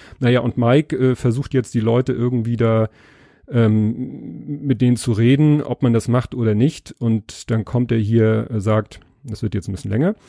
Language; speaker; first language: German; native; German